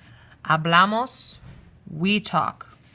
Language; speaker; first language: Spanish; non-native, fluent; English